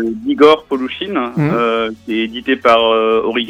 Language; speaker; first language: French; native; French